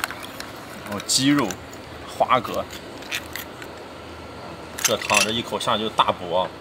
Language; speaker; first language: Chinese; native; Chinese